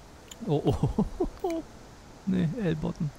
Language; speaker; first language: Korean; non-native, learner; German